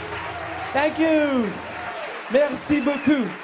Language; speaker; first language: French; non-native, learner; Italian